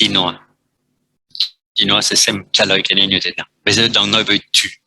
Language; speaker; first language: Vietnamese; non-native, fluent; French